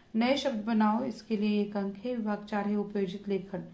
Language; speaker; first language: Hindi; non-native, local second language; Marathi